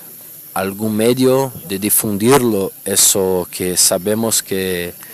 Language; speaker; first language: Spanish; non-native, fluent; Portuguese